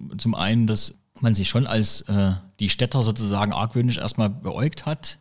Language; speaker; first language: German; native; German